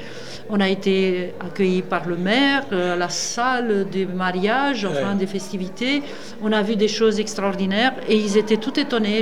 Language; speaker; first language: French; non-native, fluent; Romanian